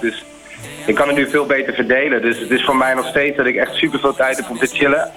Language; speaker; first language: Dutch; native; Dutch